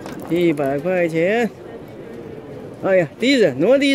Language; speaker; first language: German; non-native, learner; Chinese